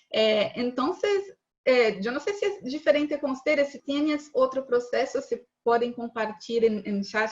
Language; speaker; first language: Spanish; non-native, learner; Portuguese